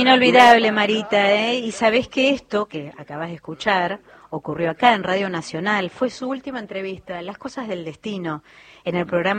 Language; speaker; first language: Spanish; native; Spanish